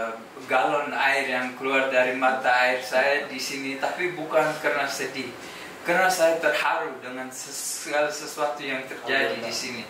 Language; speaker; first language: Indonesian; non-native, fluent; English